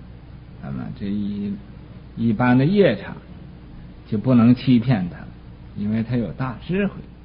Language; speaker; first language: Chinese; native; Chinese